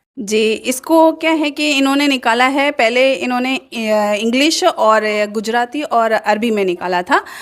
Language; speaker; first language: Hindi; native; Hindi